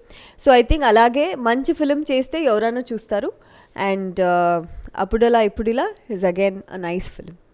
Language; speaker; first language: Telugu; non-native, local second language; Kannada